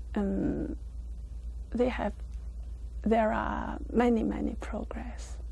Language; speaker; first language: English; non-native, learner; Chinese